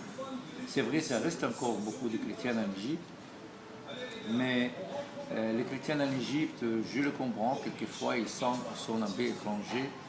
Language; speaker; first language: French; non-native, learner; Arabic